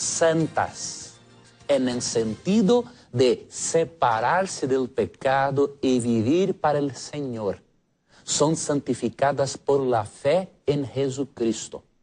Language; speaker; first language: Spanish; non-native, fluent; Portuguese